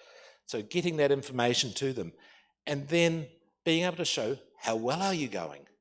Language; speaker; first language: English; native; English